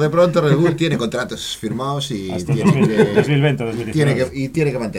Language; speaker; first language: Spanish; native; Spanish